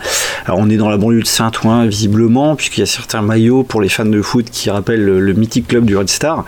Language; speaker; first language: French; native; French